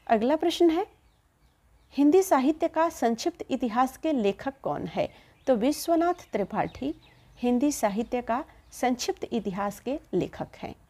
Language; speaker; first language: Hindi; native; Hindi